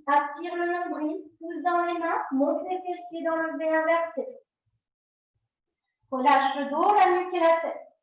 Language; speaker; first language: French; native; French